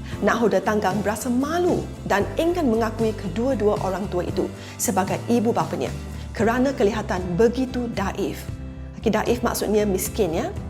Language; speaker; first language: Malay; non-native, local second language; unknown